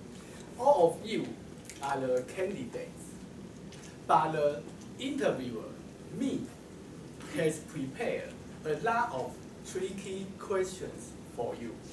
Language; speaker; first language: English; non-native, learner; Chinese